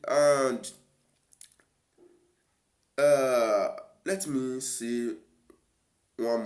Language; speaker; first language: English; non-native, local second language; Yoruba